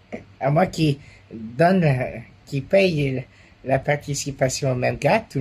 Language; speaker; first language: French; native; French